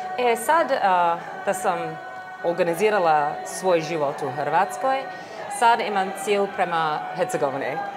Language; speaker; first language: Croatian; early bilingual, heritage; English